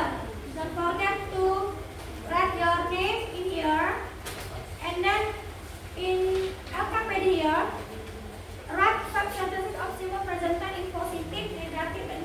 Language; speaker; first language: English; non-native, learner; Indonesian